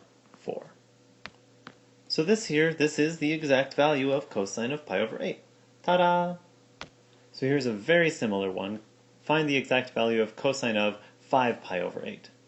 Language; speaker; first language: English; native; English